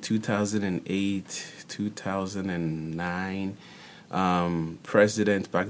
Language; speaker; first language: English; non-native, local second language; Akan